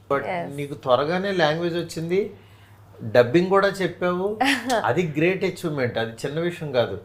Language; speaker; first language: Telugu; native; Telugu